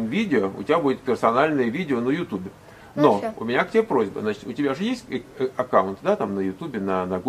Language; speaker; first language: Russian; native; Russian